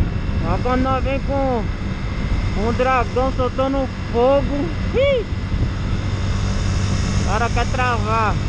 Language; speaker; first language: Portuguese; native; Portuguese